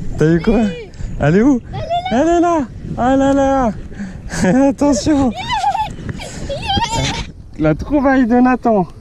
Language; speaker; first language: French; native; French